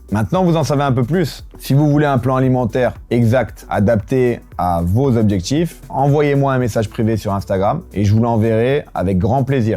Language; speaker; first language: French; native; French